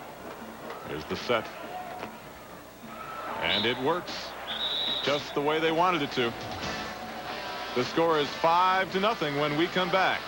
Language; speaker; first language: English; native; English